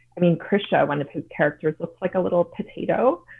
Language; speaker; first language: English; native; English